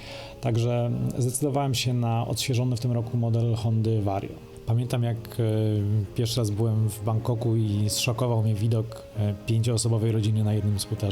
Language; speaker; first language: Polish; native; Polish